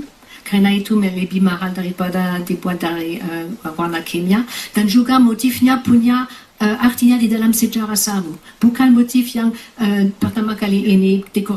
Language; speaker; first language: Indonesian; non-native, fluent; French